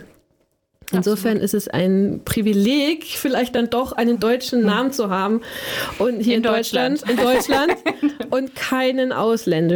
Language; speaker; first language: German; native; German